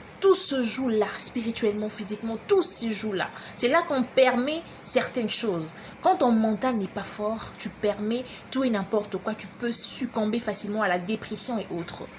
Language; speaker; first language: French; non-native, local second language; Lingala